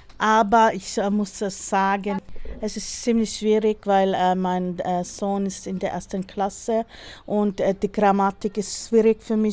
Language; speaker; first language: German; non-native, learner; Spanish